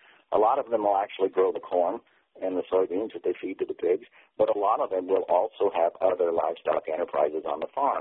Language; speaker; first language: English; native; English